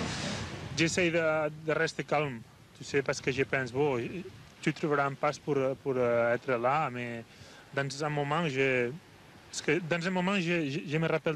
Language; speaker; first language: French; non-native, learner; Spanish